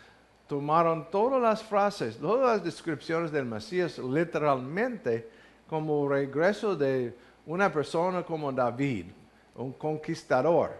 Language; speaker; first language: Spanish; non-native, fluent; English